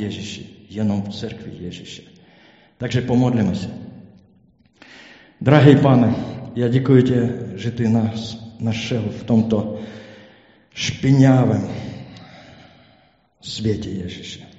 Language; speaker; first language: Czech; non-native, learner; Ukrainian